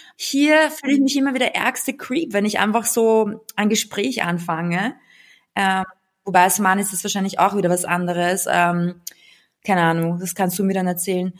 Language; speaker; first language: German; early bilingual, other home language; Bulgarian